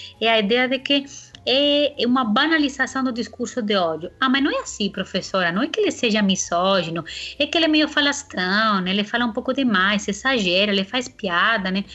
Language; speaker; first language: Portuguese; non-native, fluent; Spanish